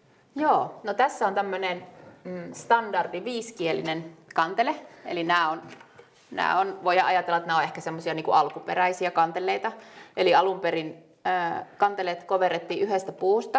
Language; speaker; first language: Finnish; native; Finnish